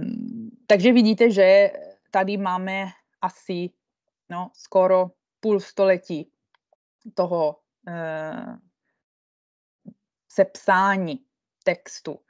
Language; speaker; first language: Czech; non-native, fluent; Italian